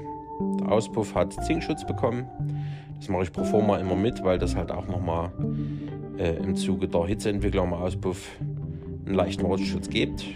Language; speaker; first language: German; native; German